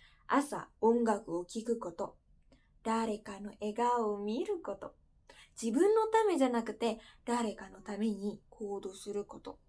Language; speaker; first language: Japanese; non-native, fluent; Indonesian